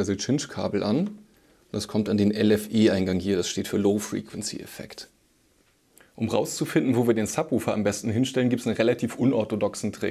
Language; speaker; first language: German; native; German